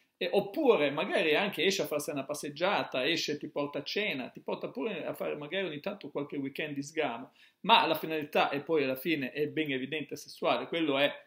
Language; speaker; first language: Italian; native; Italian